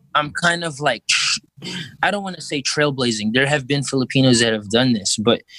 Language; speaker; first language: English; early bilingual, other home language; Filipino